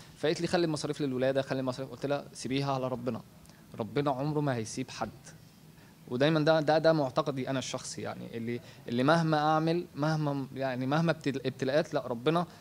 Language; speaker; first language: Arabic; native; Arabic